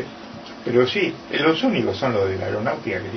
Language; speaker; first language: Spanish; native; Spanish